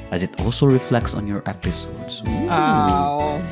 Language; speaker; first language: English; non-native, local second language; Cebuano